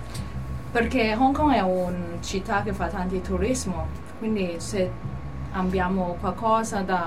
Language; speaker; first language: Italian; non-native, learner; Cantonese